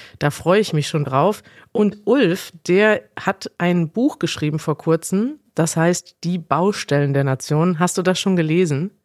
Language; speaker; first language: German; native; German